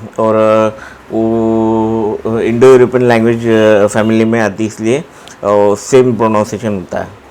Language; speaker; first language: Hindi; non-native, local second language; Marathi